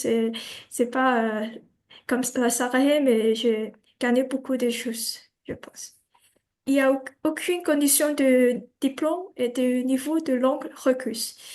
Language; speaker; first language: French; non-native, learner; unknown